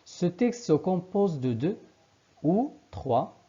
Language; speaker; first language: French; non-native, local second language; Arabic